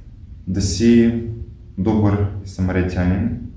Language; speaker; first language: Bulgarian; non-native, fluent; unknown